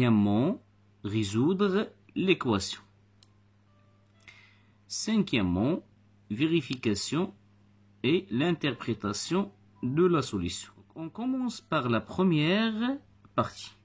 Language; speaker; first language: French; non-native, local second language; Arabic